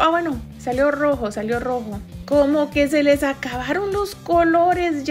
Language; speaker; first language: Spanish; native; Spanish